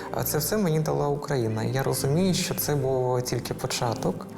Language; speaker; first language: Ukrainian; non-native, fluent; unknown